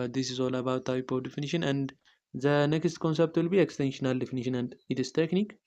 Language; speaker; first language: English; non-native, local second language; Amharic